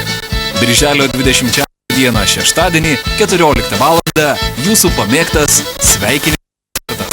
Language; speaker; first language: Lithuanian; native; Lithuanian